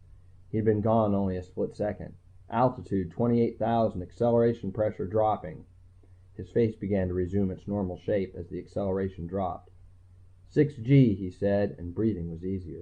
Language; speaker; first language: English; native; English